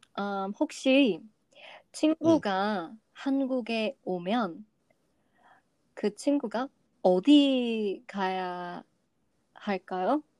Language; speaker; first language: Korean; non-native, learner; English